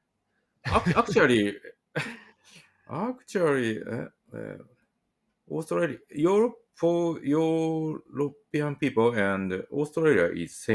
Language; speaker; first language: English; non-native, learner; Japanese